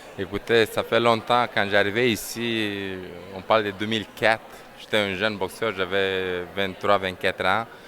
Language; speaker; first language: French; non-native, fluent; Romanian